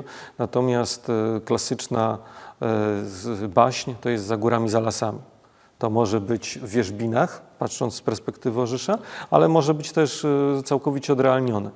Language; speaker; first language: Polish; native; Polish